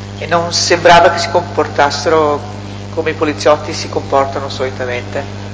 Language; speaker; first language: Italian; native; Italian